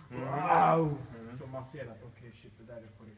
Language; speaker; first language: Swedish; native; Swedish